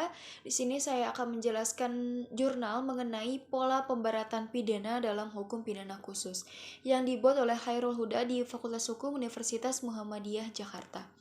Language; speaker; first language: Indonesian; native; Indonesian